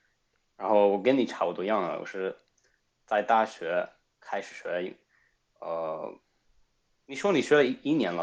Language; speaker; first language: Chinese; non-native, fluent; Spanish